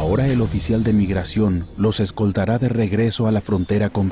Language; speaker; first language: Spanish; native; Spanish